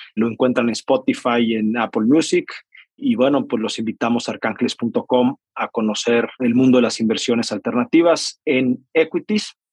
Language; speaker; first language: Spanish; native; Spanish